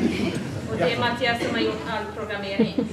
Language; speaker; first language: Swedish; non-native, fluent; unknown